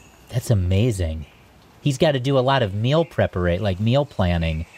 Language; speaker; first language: English; native; English